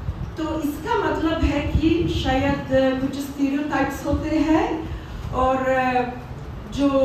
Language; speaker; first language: Hindi; non-native, fluent; Italian